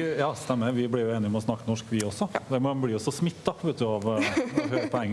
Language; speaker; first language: Norwegian; native; Norwegian